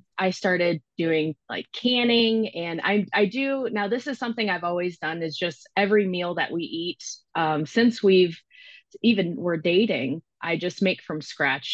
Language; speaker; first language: English; native; English